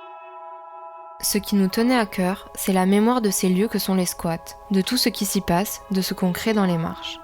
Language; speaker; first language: French; native; French